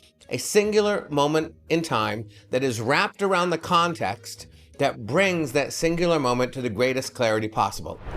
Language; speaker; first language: English; native; English